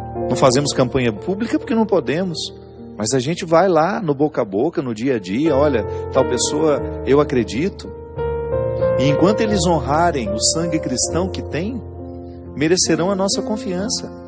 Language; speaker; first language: Portuguese; native; Portuguese